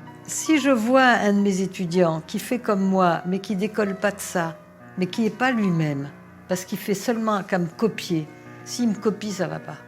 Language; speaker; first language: French; native; French